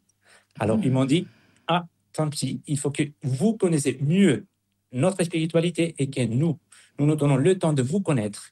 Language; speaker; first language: French; non-native, fluent; Spanish